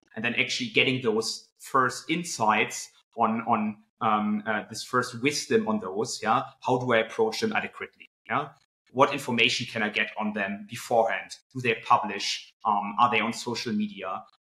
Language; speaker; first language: English; non-native, fluent; German